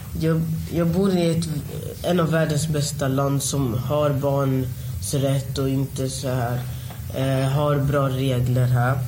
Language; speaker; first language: Swedish; early bilingual, other home language; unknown